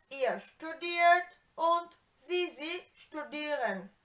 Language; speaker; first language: German; non-native, fluent; Turkish